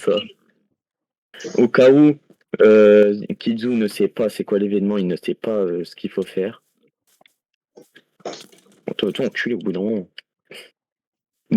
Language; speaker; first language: French; native; French